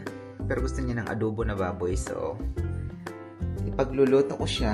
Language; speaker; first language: Filipino; native; Filipino